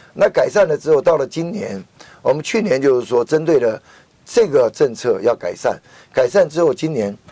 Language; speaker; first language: Chinese; native; Chinese